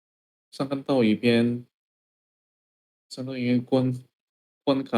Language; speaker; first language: Chinese; non-native, learner; Indonesian